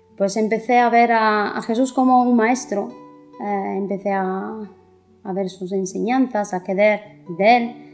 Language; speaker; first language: Spanish; non-native, fluent; Italian